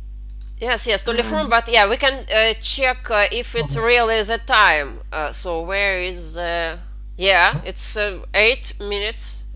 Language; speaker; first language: English; non-native, fluent; Russian